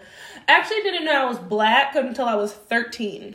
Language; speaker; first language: English; native; English